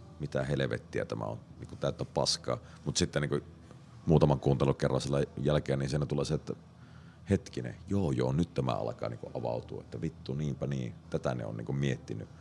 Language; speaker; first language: Finnish; native; Finnish